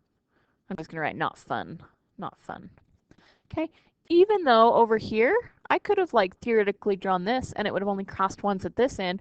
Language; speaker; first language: English; native; English